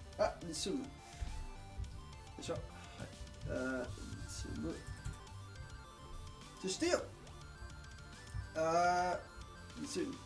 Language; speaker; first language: Japanese; non-native, learner; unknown